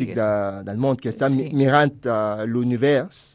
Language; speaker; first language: Catalan; non-native, fluent; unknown